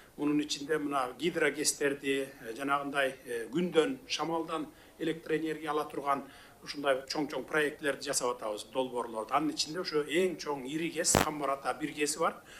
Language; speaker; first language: Kyrgyz; native; Kyrgyz